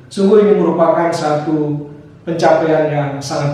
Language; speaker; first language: Indonesian; native; Indonesian